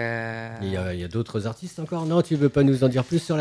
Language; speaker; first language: French; native; French